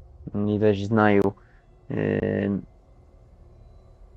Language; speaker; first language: Russian; non-native, learner; English